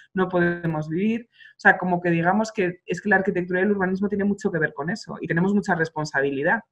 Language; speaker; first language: Spanish; native; Spanish